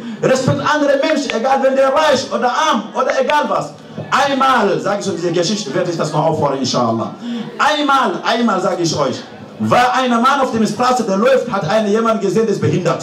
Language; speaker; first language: German; non-native, learner; Fula